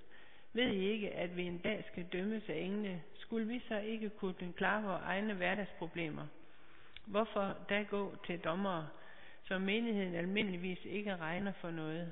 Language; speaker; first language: Danish; native; Danish